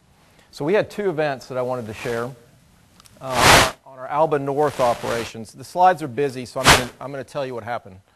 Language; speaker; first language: English; native; English